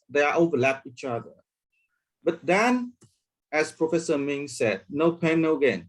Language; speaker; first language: English; non-native, learner; Vietnamese